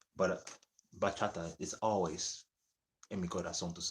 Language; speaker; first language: Spanish; early bilingual, heritage; English